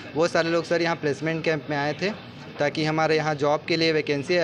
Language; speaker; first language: Hindi; native; Hindi